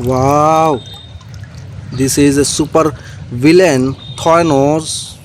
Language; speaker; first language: English; non-native, learner; Indonesian